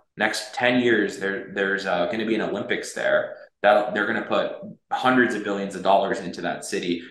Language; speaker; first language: English; native; English